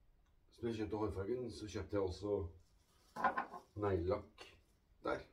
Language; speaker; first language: Norwegian; native; Norwegian